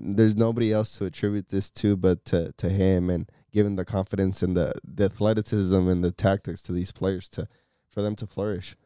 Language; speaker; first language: English; early bilingual, other home language; Spanish